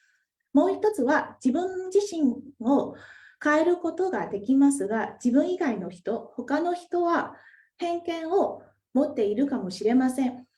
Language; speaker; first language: Japanese; non-native, fluent; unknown